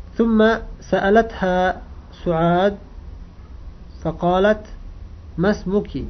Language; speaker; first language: Arabic; non-native, fluent; Uzbek